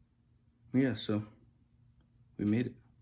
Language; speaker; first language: English; native; English